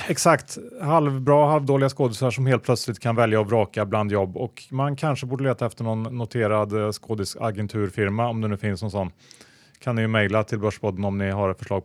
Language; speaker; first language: Swedish; native; Swedish